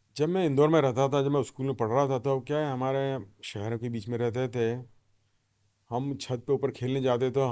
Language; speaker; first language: Hindi; native; Hindi